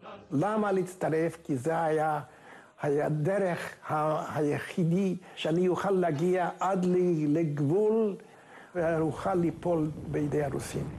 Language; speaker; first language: Hebrew; non-native, fluent; Hungarian